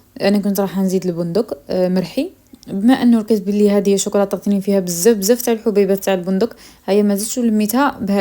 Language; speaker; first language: Arabic; native; Arabic